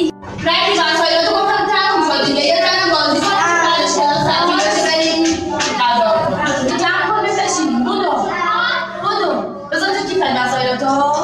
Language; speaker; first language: Persian; native; Persian